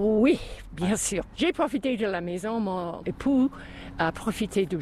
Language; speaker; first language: French; non-native, local second language; English